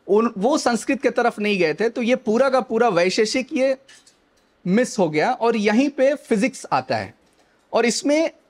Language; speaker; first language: Hindi; native; Hindi